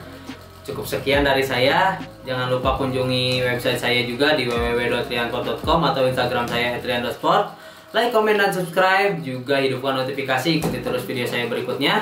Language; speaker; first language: Indonesian; native; Indonesian